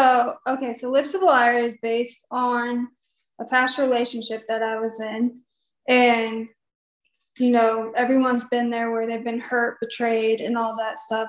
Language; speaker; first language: English; native; English